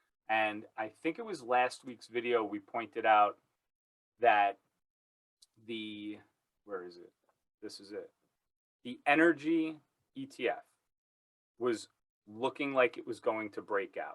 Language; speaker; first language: English; native; English